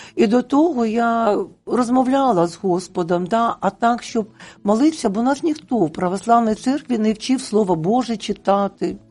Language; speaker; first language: Ukrainian; non-native, local second language; Russian